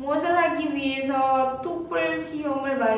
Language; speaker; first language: Korean; non-native, fluent; Indonesian